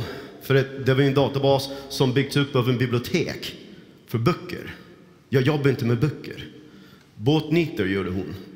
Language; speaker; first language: Swedish; non-native, fluent; English